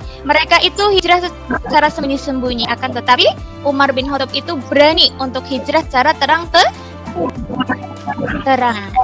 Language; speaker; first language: Indonesian; native; Indonesian